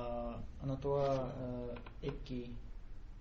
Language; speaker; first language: Japanese; non-native, learner; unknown